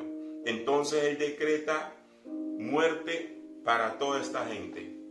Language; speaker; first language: Spanish; native; Spanish